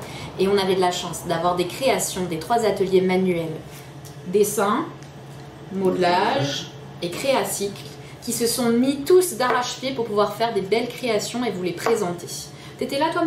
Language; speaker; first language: French; native; French